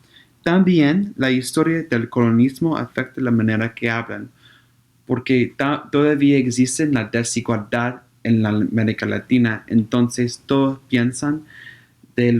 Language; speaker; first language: Spanish; non-native, learner; English